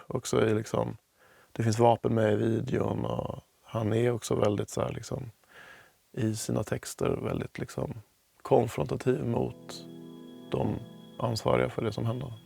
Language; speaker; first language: Swedish; native; Swedish